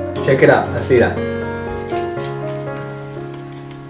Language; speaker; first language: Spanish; early bilingual, heritage; Spanish